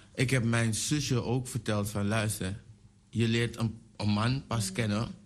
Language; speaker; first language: Dutch; native; Dutch